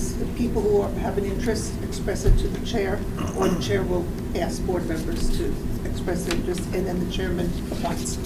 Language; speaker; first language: English; native; English